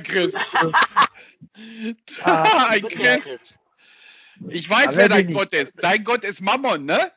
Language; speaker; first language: German; native; German